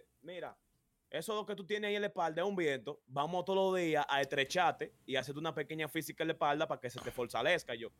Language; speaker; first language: Spanish; native; Spanish